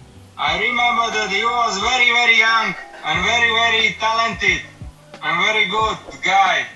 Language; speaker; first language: English; non-native, fluent; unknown